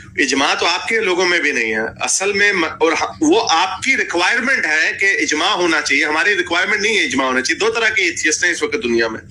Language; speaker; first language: Urdu; native; Urdu